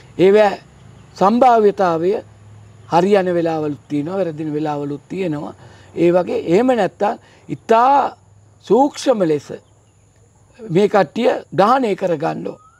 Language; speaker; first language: Sinhala; native; Sinhala